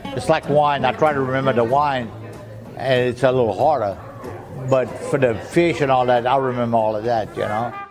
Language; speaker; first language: English; early bilingual, other home language; French